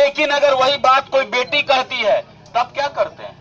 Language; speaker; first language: Hindi; non-native, local second language; Bhojpuri